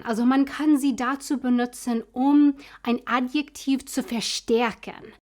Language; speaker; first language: German; non-native, fluent; English